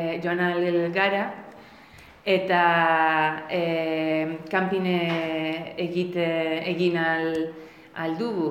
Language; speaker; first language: Basque; non-native, learner; Spanish